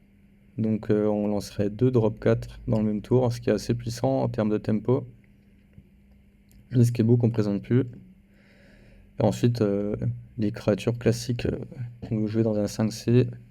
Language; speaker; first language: French; native; French